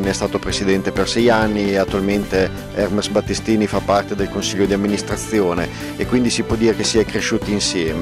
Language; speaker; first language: Italian; native; Italian